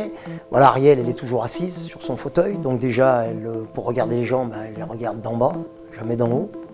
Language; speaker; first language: French; native; French